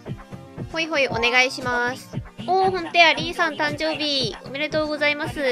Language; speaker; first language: Japanese; native; Japanese